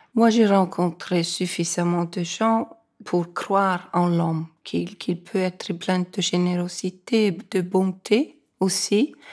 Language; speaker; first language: French; non-native, fluent; Icelandic